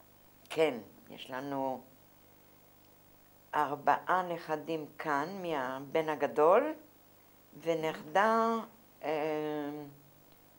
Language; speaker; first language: Hebrew; non-native, fluent; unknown